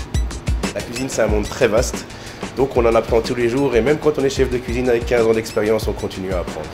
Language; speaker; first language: French; native; French